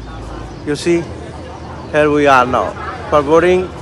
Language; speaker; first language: English; non-native, learner; Urdu